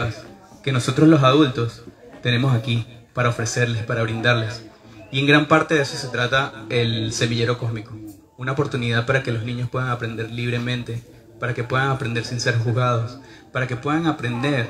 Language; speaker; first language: Spanish; native; Spanish